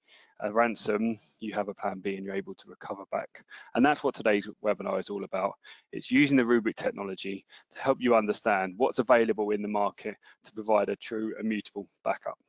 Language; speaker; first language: English; native; English